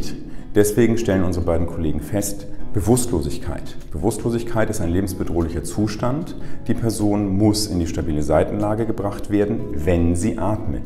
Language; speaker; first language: German; native; German